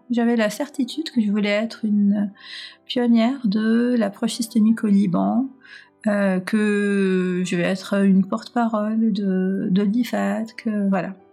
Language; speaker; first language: French; non-native, local second language; Arabic